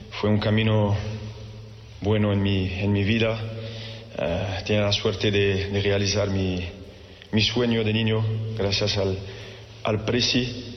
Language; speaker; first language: Spanish; non-native, fluent; French